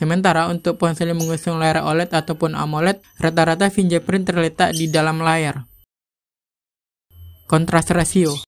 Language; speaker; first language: Indonesian; native; Indonesian